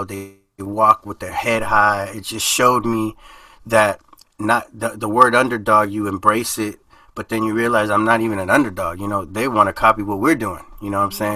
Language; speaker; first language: English; early bilingual, other home language; Spanish